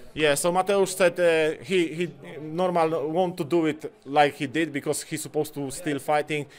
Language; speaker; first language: English; non-native, fluent; Polish